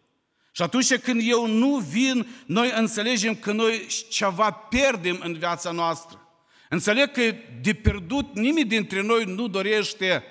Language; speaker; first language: Romanian; non-native, local second language; Ukrainian